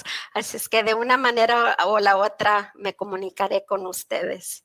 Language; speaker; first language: Spanish; early bilingual, heritage; Spanish